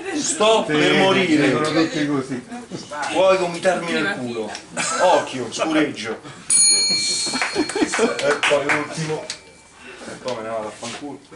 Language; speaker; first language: Italian; native; Italian